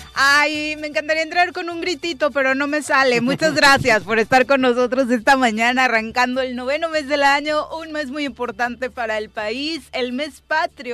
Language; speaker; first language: Spanish; native; Spanish